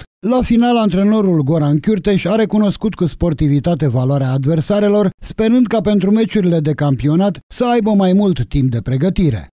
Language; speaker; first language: Romanian; native; Romanian